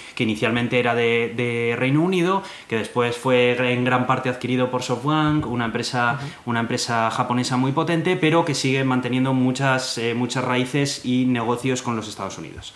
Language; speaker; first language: Spanish; native; Spanish